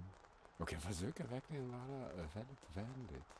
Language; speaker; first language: Swedish; non-native, fluent; German